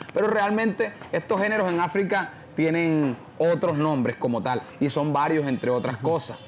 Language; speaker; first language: Spanish; native; Spanish